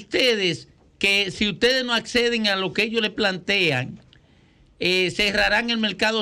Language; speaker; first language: Spanish; native; Spanish